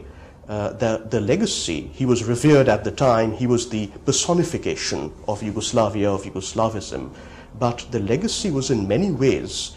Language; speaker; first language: English; non-native, local second language; Bangla